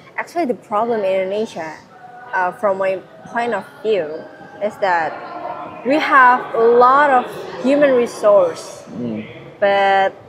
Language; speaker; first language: English; non-native, fluent; Indonesian